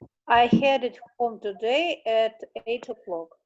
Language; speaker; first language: English; non-native, learner; Russian